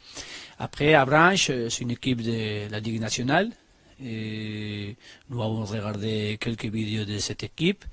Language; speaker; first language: French; non-native, learner; Spanish